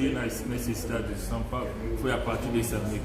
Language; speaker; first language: Portuguese; non-native, learner; Luba-Lulua